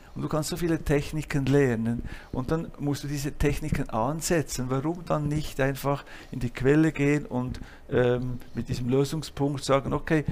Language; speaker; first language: German; native; German